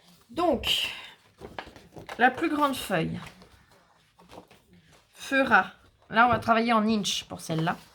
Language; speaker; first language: French; native; French